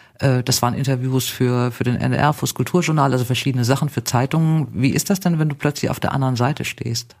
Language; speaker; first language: German; native; German